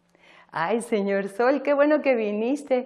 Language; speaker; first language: Spanish; native; Spanish